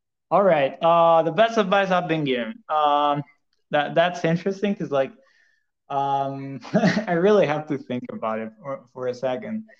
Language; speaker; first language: English; non-native, fluent; Italian